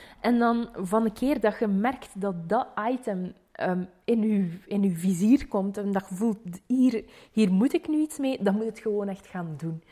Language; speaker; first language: Dutch; native; Dutch